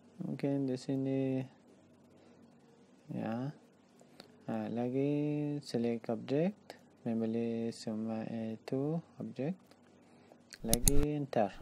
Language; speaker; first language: Indonesian; non-native, learner; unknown